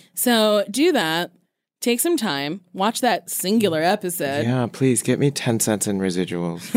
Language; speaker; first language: English; early bilingual, other home language; Korean